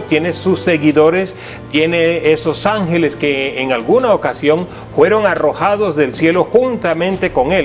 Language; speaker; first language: Spanish; native; Spanish